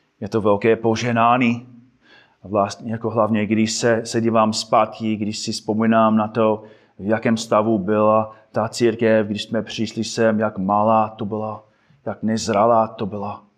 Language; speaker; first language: Czech; non-native, fluent; English